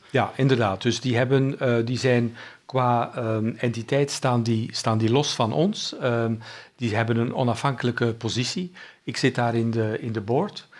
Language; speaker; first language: Dutch; native; Dutch